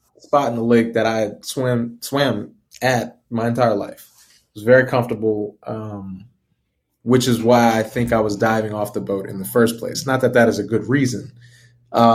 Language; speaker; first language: English; native; English